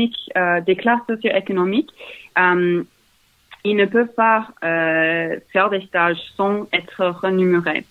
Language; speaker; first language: French; non-native, learner; English